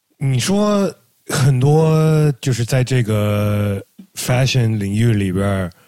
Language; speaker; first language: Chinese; native; Chinese